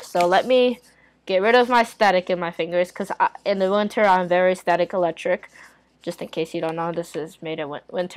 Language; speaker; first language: English; native; English